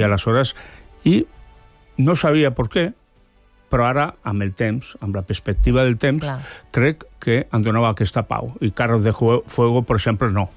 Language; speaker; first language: Catalan; native; Catalan